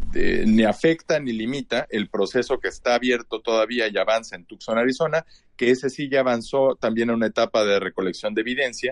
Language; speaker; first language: Spanish; native; Spanish